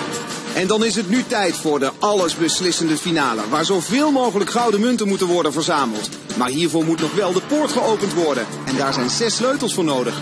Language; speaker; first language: Dutch; native; Dutch